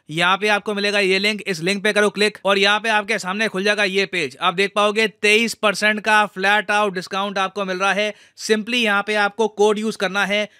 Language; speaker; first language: Hindi; native; Hindi